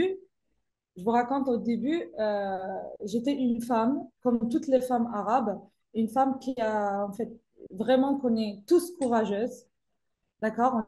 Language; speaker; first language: French; non-native, local second language; Arabic